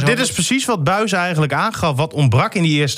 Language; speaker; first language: Dutch; native; Dutch